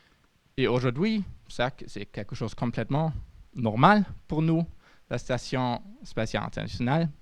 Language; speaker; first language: French; non-native, fluent; German